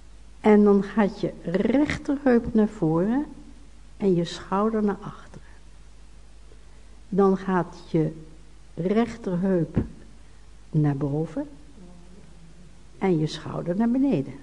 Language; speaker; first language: Dutch; native; Dutch